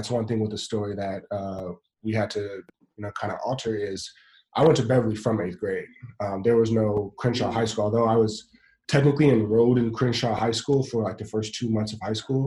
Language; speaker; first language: English; native; English